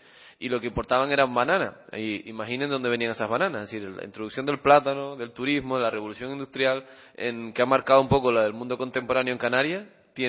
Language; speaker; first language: Spanish; native; Spanish